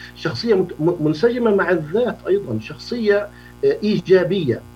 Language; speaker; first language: Arabic; native; Arabic